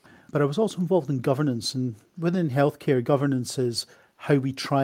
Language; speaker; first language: English; native; English